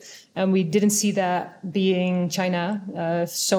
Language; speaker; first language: English; non-native, fluent; Dutch